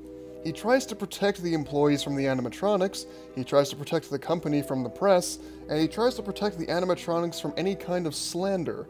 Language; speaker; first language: English; native; English